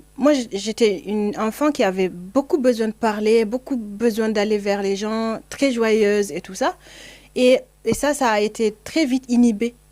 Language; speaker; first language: French; non-native, local second language; Fula